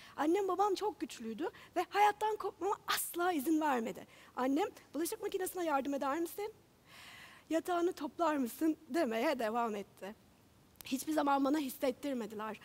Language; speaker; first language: Turkish; native; Turkish